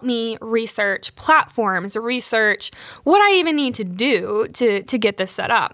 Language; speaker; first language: English; native; English